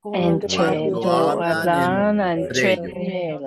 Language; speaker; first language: Spanish; non-native, learner; English